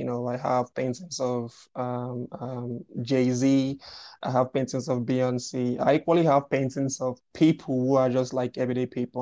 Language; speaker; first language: English; non-native, local second language; Igbo